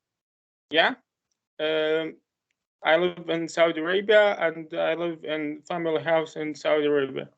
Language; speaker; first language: English; non-native, learner; Arabic